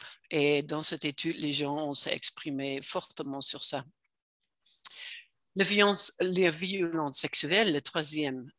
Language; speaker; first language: French; non-native, fluent; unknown